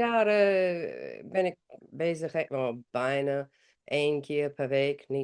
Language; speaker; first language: Dutch; non-native, fluent; English